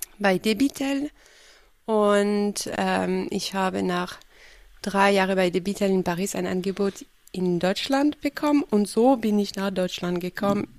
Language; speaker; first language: German; non-native, fluent; French